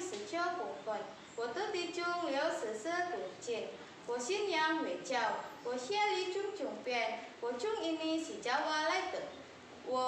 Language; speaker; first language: Chinese; non-native, learner; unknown